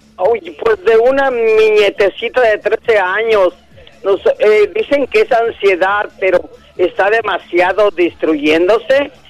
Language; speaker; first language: Spanish; native; Spanish